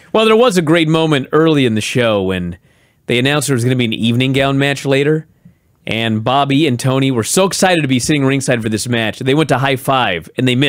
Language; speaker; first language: English; native; English